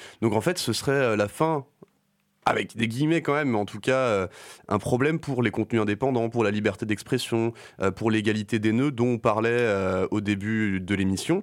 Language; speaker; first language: French; native; French